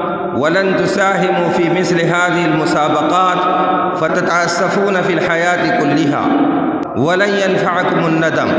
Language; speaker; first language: Arabic; non-native, fluent; Urdu